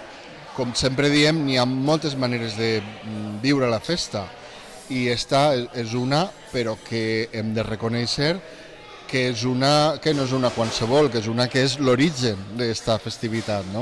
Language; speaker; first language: Catalan; native; Catalan